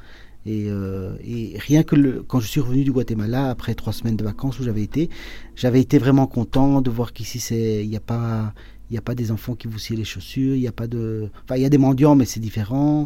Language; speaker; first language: French; early bilingual, other home language; Spanish